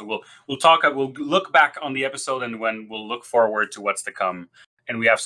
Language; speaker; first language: English; non-native, fluent; French